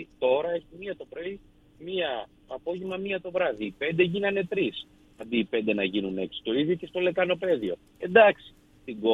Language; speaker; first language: Greek; native; Greek